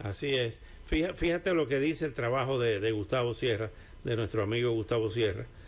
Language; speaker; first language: Spanish; native; Spanish